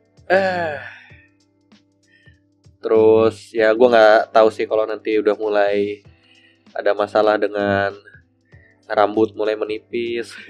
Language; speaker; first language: Indonesian; native; Indonesian